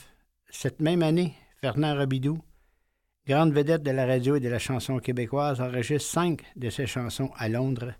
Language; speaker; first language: French; native; French